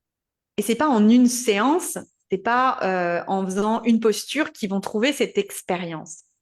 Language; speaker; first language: French; native; French